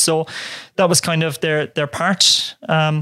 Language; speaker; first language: English; native; English